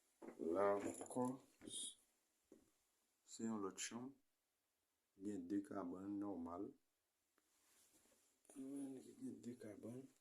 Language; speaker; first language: French; non-native, learner; Haitian Creole